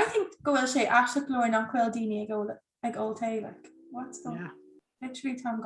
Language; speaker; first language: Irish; non-native, local second language; English